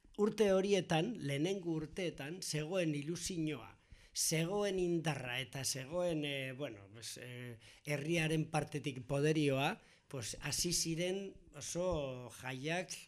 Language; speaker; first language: Basque; non-native, local second language; Spanish